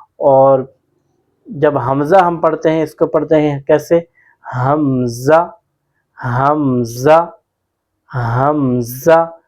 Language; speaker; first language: Urdu; non-native, local second language; Punjabi